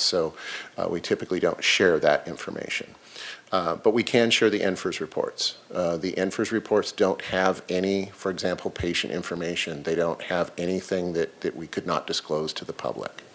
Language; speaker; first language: English; native; English